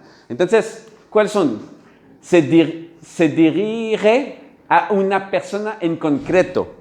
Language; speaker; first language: Spanish; non-native, learner; French